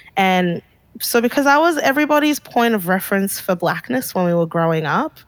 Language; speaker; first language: English; early bilingual, other home language; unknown